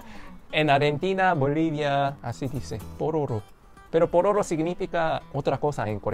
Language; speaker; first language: Spanish; non-native, fluent; Korean